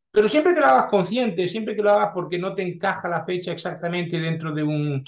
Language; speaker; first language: Spanish; early bilingual, heritage; Spanish